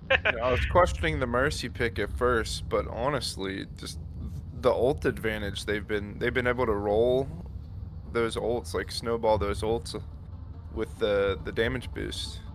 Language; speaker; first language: English; native; English